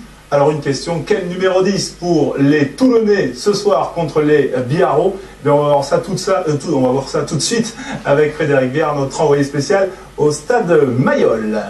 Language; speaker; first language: French; native; French